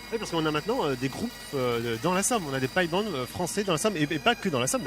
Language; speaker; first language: French; native; French